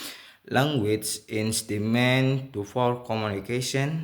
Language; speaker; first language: English; non-native, learner; Indonesian